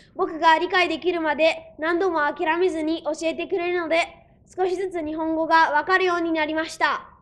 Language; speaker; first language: Japanese; early bilingual, other home language; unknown